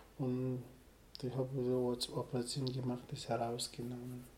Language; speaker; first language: German; non-native, learner; Sherpa